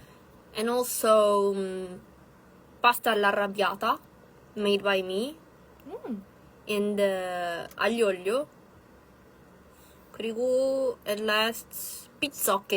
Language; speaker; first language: English; non-native, fluent; Italian